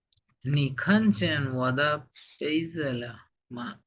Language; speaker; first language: Chinese; non-native, learner; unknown